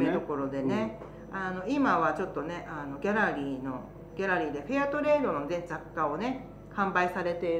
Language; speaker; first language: Japanese; native; Japanese